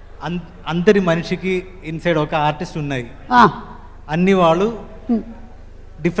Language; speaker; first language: Telugu; non-native, learner; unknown